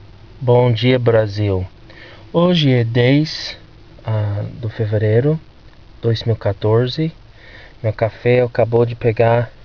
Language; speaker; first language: Portuguese; non-native, fluent; English